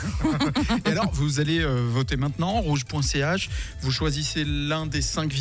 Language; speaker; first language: French; native; French